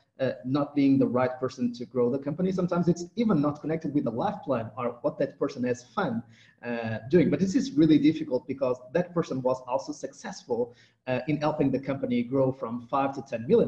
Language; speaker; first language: English; non-native, fluent; Portuguese